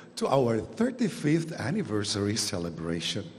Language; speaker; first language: English; non-native, local second language; Filipino